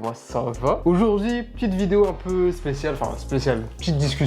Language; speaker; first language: French; native; French